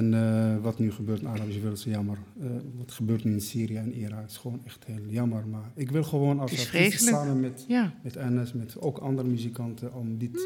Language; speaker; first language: Dutch; non-native, fluent; Arabic